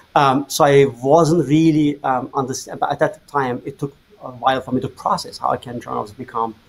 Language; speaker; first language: English; non-native, fluent; Azerbaijani